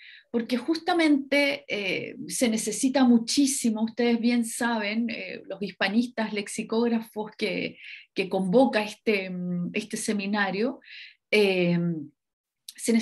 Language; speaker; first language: Spanish; native; Spanish